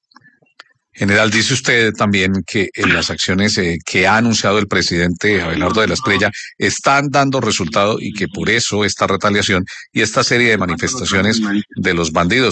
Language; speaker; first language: Spanish; native; Spanish